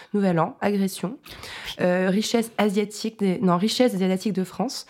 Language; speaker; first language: French; native; French